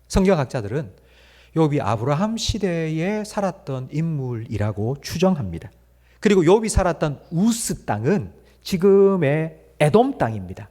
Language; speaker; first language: Korean; native; Korean